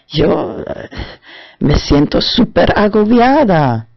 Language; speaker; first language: Spanish; non-native, fluent; German